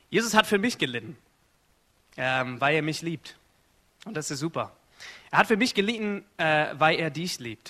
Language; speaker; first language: German; non-native, fluent; Arabic